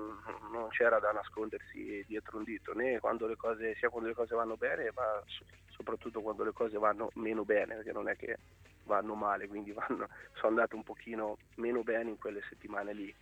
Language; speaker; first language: Italian; native; Italian